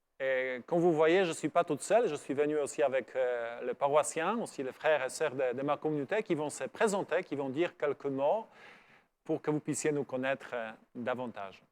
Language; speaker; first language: French; non-native, fluent; Polish